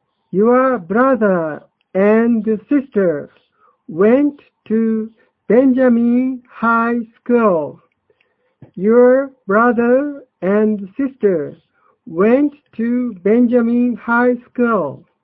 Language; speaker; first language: English; non-native, fluent; Japanese